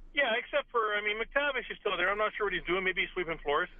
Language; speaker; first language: English; native; English